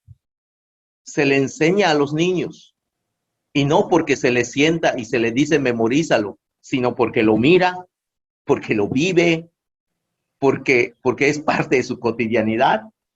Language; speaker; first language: Spanish; non-native, local second language; Yucateco